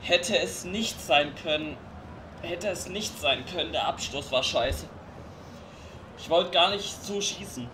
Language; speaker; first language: German; native; German